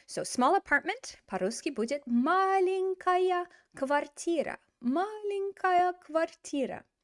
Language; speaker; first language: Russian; non-native, fluent; English